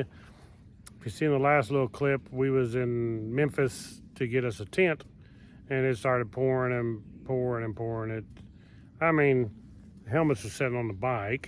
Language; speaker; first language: English; native; English